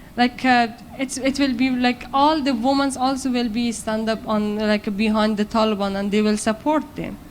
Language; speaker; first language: English; non-native, learner; Persian